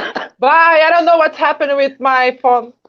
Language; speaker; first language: English; non-native, learner; Portuguese